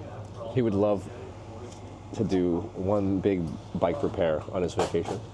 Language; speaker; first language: English; native; English